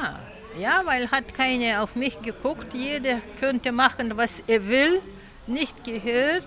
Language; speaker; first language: German; non-native, learner; Lithuanian